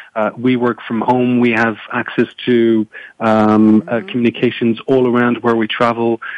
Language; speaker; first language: English; non-native, fluent; French